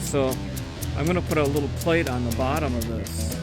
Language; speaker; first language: English; native; English